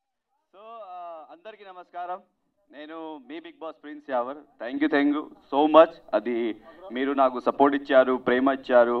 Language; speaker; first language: Telugu; non-native, learner; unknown